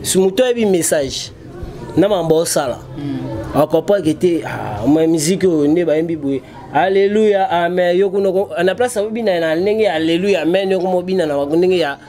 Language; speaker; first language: Lingala; native; Lingala